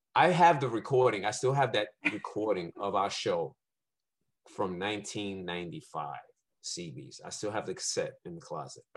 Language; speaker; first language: English; native; English